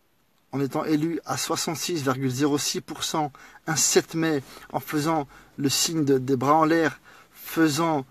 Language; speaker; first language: French; native; French